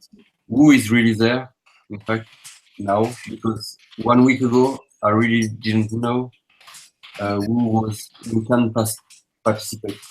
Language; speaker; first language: English; non-native, learner; French